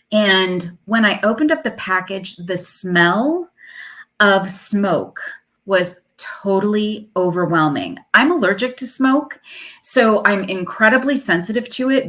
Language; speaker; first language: English; native; English